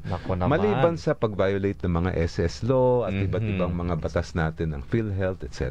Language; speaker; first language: Filipino; native; Filipino